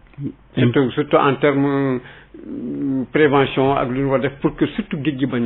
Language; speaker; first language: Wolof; native; Wolof